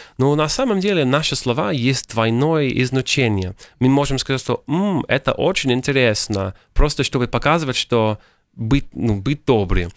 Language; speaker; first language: Russian; non-native, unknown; English